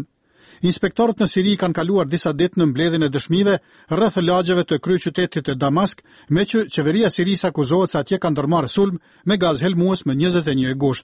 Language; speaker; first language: Albanian; native; Albanian